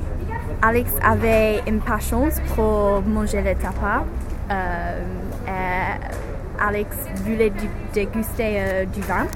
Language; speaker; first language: French; non-native, learner; English